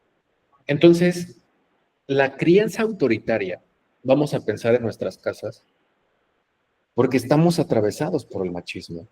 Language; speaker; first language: Spanish; native; Spanish